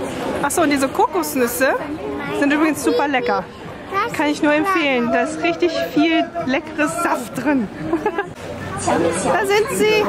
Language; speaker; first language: German; native; German